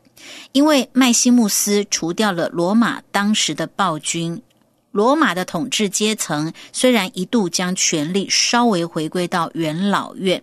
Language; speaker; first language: Chinese; native; Chinese